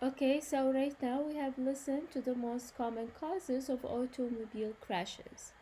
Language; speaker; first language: English; non-native, fluent; Arabic